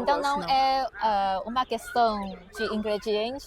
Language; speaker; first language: Portuguese; non-native, fluent; Chinese